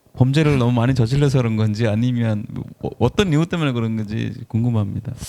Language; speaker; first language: Korean; non-native, fluent; Bangla